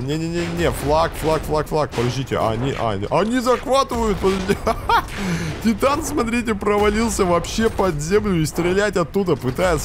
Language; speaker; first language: Russian; native; Russian